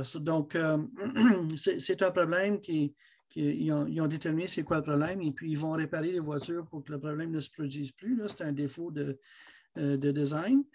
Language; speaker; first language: French; native; French